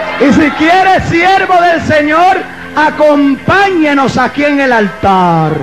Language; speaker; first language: Spanish; native; Spanish